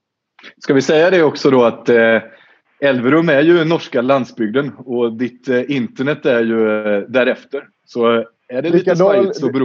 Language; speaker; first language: Swedish; native; Swedish